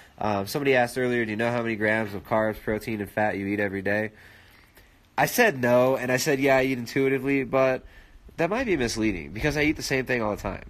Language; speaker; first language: English; native; English